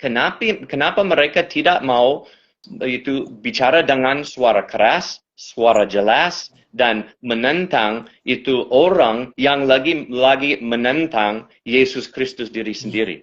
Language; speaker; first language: Indonesian; non-native, fluent; English